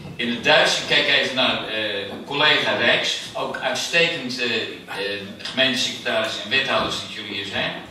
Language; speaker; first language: Dutch; native; Dutch